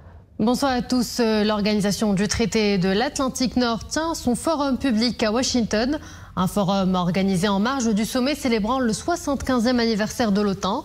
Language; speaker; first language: French; non-native, local second language; Arabic